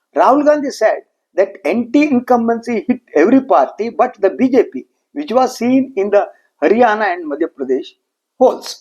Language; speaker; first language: English; non-native, local second language; Kannada